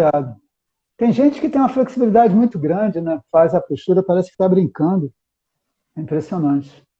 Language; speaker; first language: Portuguese; native; Portuguese